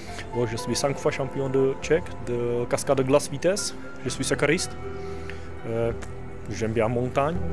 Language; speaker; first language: French; non-native, learner; Czech